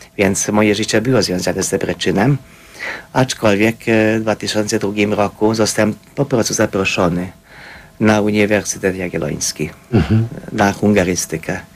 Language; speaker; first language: Polish; non-native, fluent; Hungarian